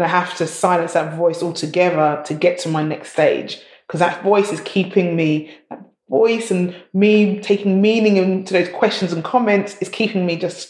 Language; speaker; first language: English; native; English